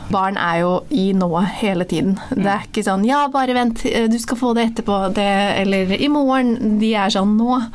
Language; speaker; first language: Norwegian; early bilingual, other home language; Somali